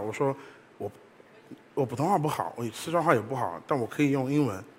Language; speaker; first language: Chinese; non-native, fluent; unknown